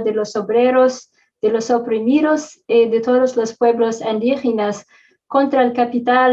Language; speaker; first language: Spanish; non-native, fluent; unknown